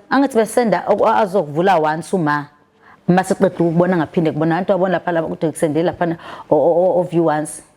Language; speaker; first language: Zulu; native; Zulu